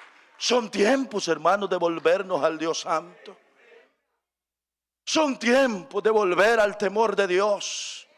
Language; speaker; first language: Spanish; native; Spanish